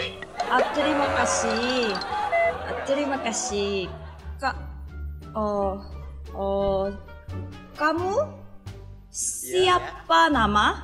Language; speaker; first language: Indonesian; non-native, fluent; Korean